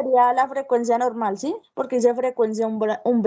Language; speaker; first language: Spanish; native; Spanish